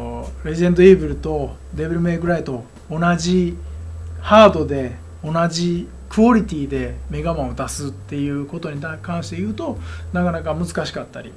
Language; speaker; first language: Japanese; native; Japanese